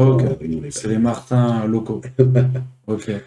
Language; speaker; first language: French; native; French